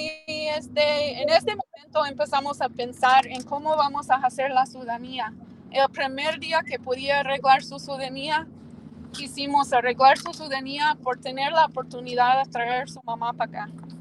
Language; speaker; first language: Spanish; early bilingual, heritage; Spanish